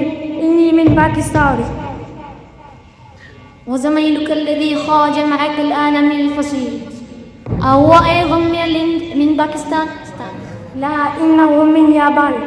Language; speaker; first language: Arabic; non-native, learner; Urdu